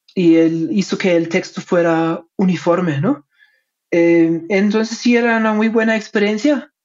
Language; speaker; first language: Spanish; non-native, fluent; German